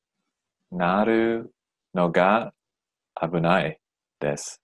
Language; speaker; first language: Japanese; non-native, learner; English